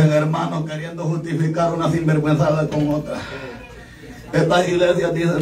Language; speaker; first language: Spanish; native; Spanish